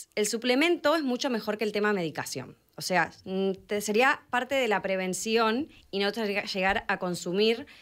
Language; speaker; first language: Spanish; native; Spanish